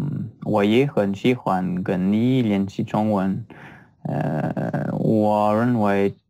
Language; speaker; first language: Chinese; non-native, learner; French